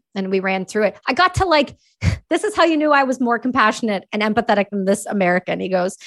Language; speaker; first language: English; native; English